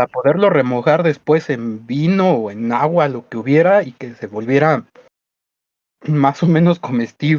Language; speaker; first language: Spanish; native; Spanish